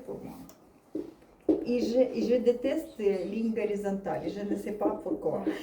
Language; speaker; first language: French; non-native, learner; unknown